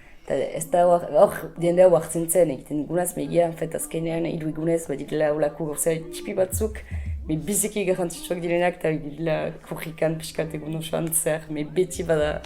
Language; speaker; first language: Basque; native; Basque